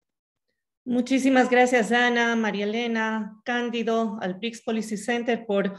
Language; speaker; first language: Spanish; native; Spanish